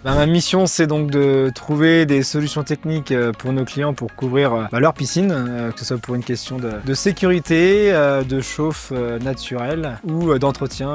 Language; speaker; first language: French; native; French